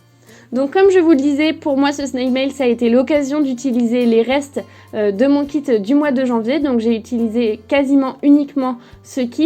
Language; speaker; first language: French; native; French